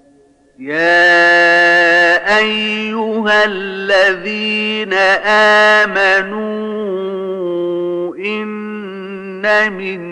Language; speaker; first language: Arabic; native; Arabic